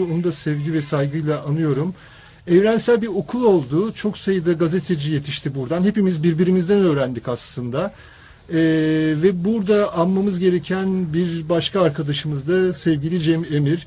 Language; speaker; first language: Turkish; native; Turkish